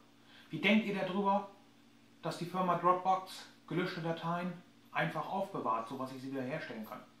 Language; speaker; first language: German; native; German